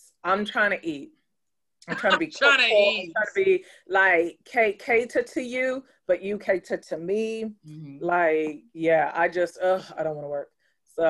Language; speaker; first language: English; non-native, local second language; Yoruba